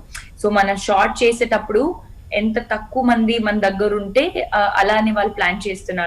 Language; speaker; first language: Telugu; non-native, local second language; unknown